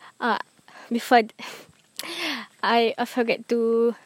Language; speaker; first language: English; non-native, learner; Malay